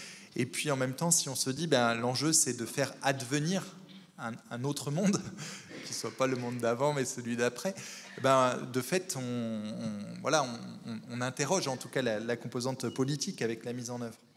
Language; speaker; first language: French; native; French